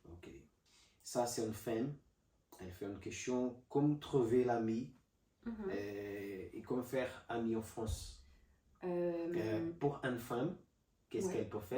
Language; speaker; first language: French; non-native, learner; Portuguese